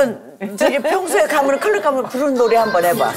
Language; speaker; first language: Korean; native; Korean